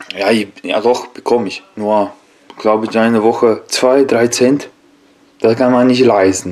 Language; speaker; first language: German; non-native, learner; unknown